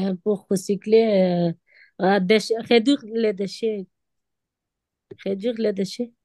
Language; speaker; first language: French; non-native, learner; Bangla